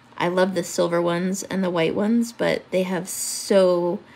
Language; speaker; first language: English; native; English